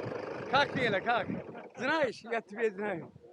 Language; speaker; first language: Russian; non-native, local second language; Azerbaijani